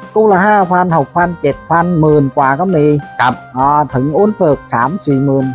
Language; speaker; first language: Thai; non-native, learner; Vietnamese